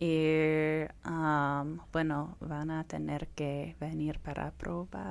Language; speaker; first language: Spanish; non-native, fluent; English